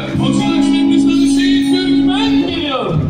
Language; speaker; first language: Turkish; native; Turkish